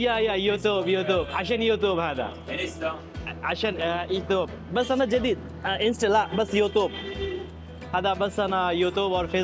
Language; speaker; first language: Arabic; non-native, learner; Bangla